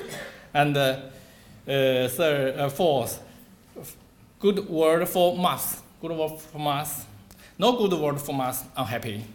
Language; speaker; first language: English; non-native, learner; Chinese